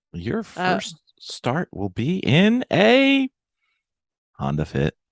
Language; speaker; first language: English; native; English